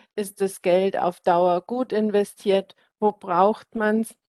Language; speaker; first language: German; native; German